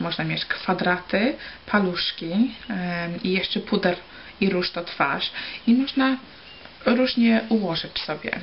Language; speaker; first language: Polish; early bilingual, heritage; Polish